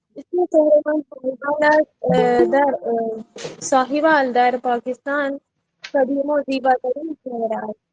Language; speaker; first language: Persian; non-native, learner; Urdu